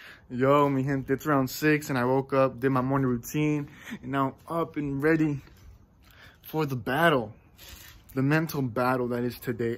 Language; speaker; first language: English; native; English